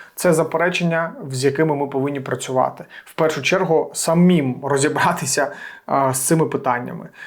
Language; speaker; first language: Ukrainian; native; Ukrainian